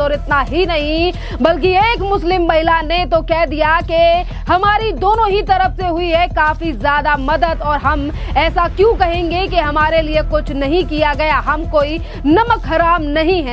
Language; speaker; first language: Hindi; native; Hindi